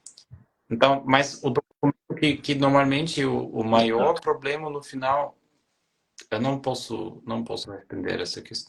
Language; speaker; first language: Portuguese; non-native, fluent; German